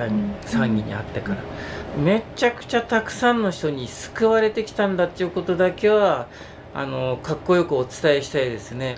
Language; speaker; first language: Japanese; native; Japanese